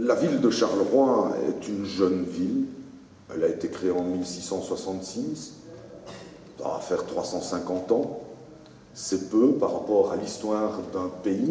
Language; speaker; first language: French; native; French